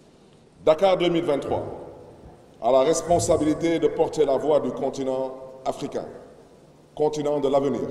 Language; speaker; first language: French; non-native, local second language; Wolof